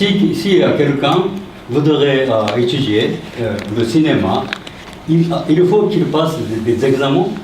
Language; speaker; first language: French; non-native, learner; Japanese